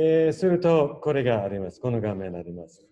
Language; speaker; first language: Japanese; non-native, fluent; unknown